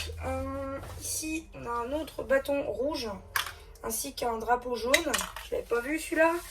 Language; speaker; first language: French; native; French